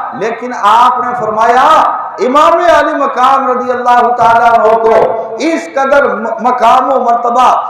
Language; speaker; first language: Urdu; non-native, local second language; Punjabi